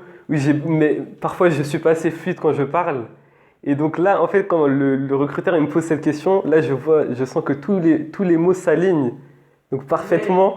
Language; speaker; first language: French; native; French